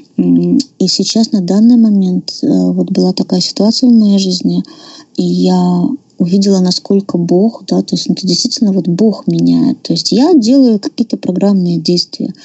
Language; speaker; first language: Russian; native; Russian